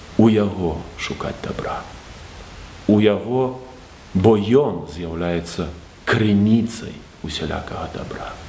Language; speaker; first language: Belarusian; native; Belarusian